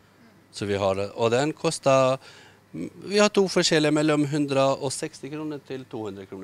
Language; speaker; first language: Norwegian; non-native, learner; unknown